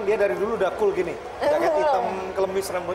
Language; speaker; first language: Indonesian; native; Indonesian